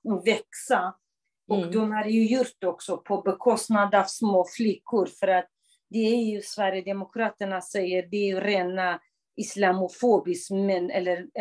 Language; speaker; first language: Swedish; non-native, fluent; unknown